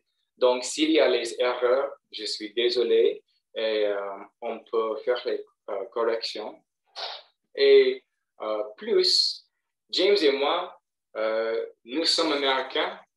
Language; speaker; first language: French; non-native, fluent; English